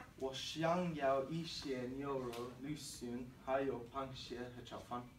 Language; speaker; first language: Chinese; non-native, learner; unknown